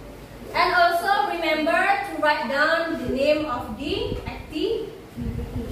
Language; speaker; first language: English; non-native, fluent; Indonesian